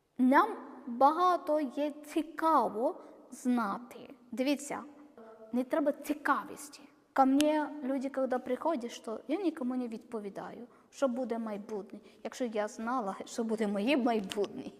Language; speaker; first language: Ukrainian; non-native, learner; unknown